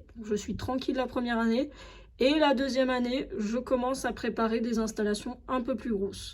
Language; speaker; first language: French; native; French